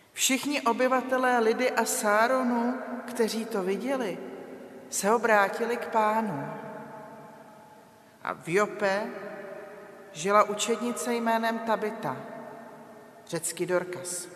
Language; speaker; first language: Czech; native; Czech